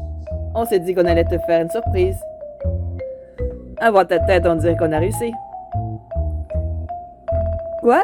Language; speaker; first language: French; native; French